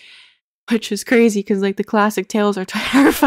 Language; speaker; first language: English; native; English